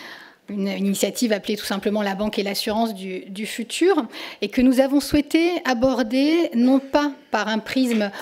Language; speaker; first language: French; native; French